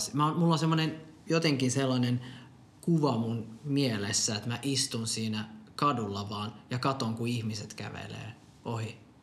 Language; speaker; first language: Finnish; non-native, local second language; Swedish